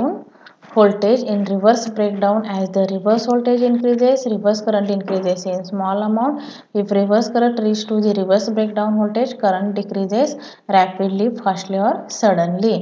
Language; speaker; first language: English; non-native, local second language; Marathi